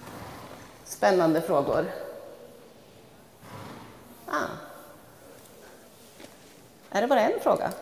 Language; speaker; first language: Swedish; native; Swedish